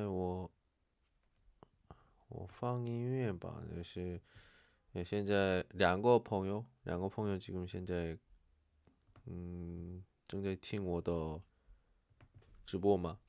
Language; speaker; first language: Chinese; non-native, learner; Korean